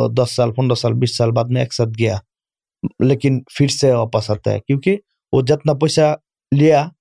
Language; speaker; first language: Urdu; non-native, learner; Bangla